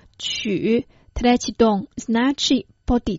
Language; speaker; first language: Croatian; non-native, fluent; Chinese